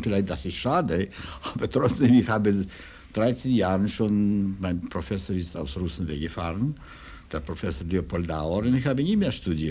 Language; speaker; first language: German; non-native, fluent; Russian